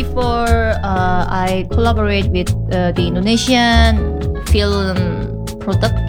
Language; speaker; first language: English; non-native, learner; Korean